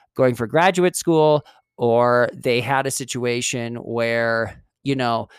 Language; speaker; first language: English; native; English